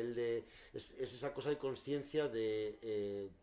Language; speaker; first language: Spanish; native; Spanish